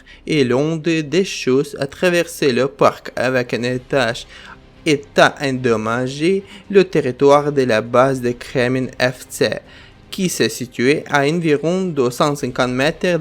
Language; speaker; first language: French; non-native, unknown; Ukrainian